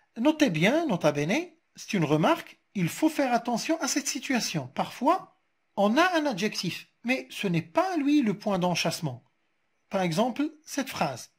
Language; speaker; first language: French; non-native, local second language; Arabic